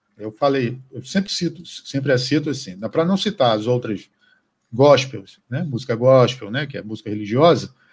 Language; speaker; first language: Portuguese; native; Portuguese